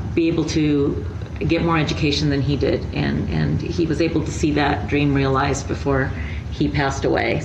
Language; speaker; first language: English; early bilingual, other home language; Spanish